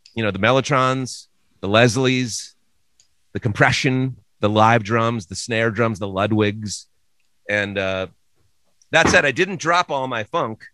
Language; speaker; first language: English; native; English